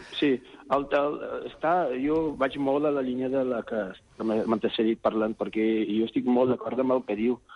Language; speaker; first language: Catalan; non-native, fluent; Portuguese